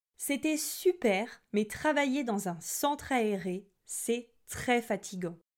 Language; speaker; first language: French; native; French